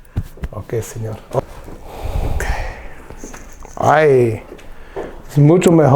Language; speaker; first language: Spanish; non-native, learner; English